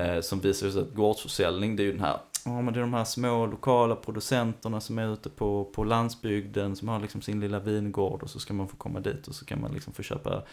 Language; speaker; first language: Swedish; native; Swedish